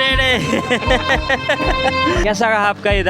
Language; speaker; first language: Hindi; non-native, learner; Bangla